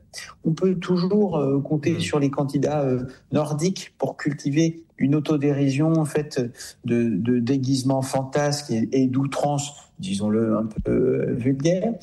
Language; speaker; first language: French; native; French